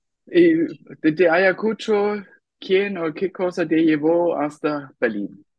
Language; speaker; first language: Spanish; non-native, fluent; German